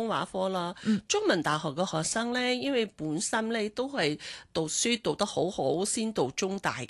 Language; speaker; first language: Cantonese; non-native, local second language; Chinese